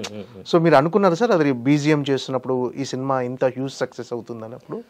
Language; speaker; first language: Telugu; native; Telugu